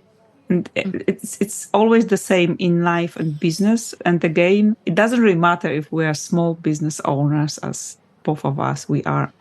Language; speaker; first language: English; non-native, fluent; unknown